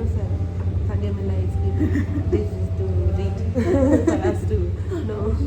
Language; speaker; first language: English; non-native, learner; Tibetan